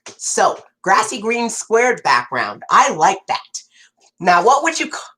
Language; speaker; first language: English; native; English